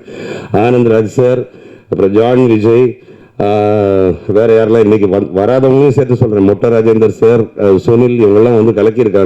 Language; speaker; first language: Tamil; native; Tamil